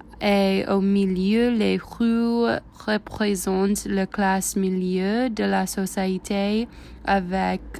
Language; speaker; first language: French; non-native, learner; English